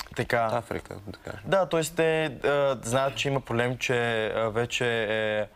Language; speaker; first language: Bulgarian; early bilingual, other home language; Arabic